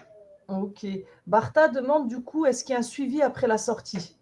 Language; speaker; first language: French; native; French